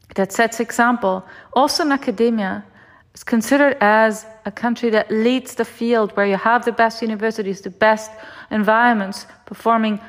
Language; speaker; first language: English; non-native, fluent; German